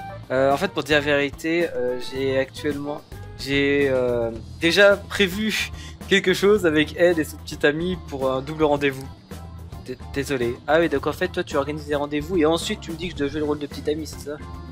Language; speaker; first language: French; native; French